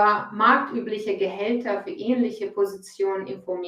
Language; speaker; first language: German; non-native, fluent; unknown